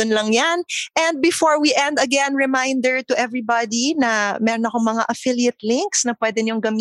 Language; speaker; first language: Filipino; native; Filipino